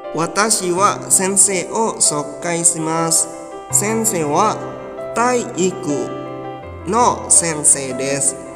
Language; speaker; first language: Japanese; non-native, fluent; Indonesian